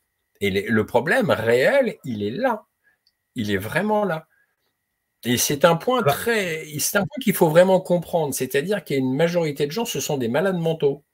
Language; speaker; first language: French; native; French